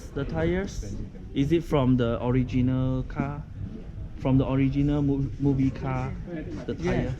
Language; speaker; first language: English; non-native, learner; Cantonese